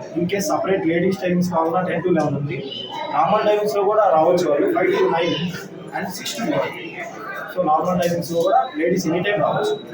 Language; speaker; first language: Telugu; native; Telugu